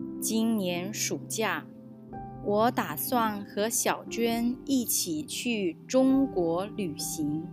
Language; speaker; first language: Chinese; early bilingual, heritage; English